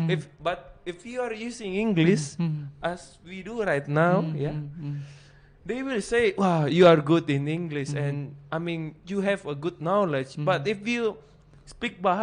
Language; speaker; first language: English; non-native, fluent; Indonesian